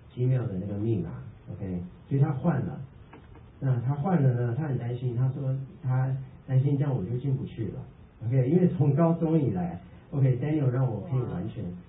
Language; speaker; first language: Chinese; early bilingual, heritage; Chinese